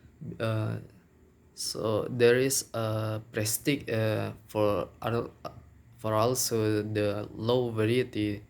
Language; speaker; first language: English; non-native, local second language; Minangkabau